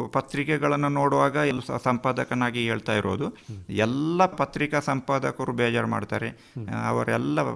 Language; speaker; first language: Kannada; non-native, local second language; Kodava